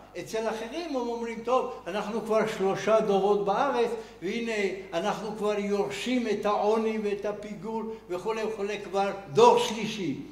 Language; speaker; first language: Hebrew; non-native, fluent; Arabic